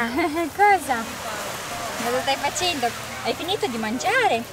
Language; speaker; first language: Italian; native; Italian